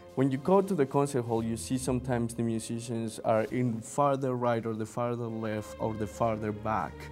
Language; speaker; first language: English; non-native, fluent; Spanish